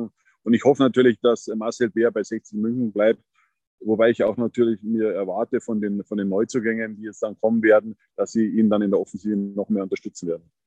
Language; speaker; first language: German; native; German